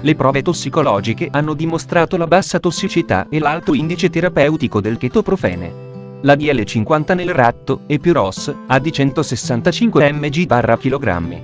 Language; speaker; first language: Italian; native; Italian